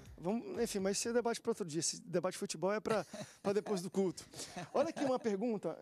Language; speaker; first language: Portuguese; native; Portuguese